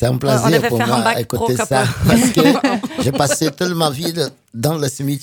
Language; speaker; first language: French; non-native, fluent; Portuguese